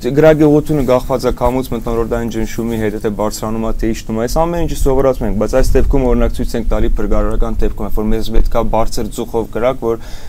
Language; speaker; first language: Armenian; early bilingual, heritage; Armenian